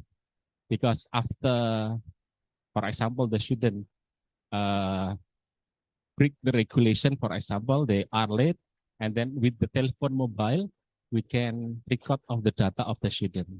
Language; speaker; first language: English; non-native, learner; Indonesian